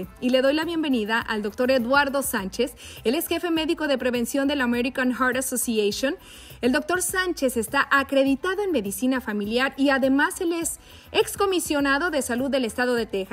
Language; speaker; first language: Spanish; native; Spanish